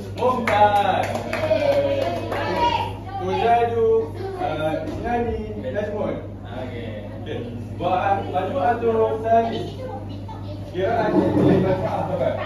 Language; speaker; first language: Arabic; non-native, learner; Malay